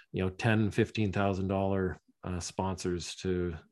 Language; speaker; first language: English; native; English